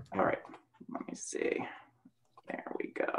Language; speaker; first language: English; native; English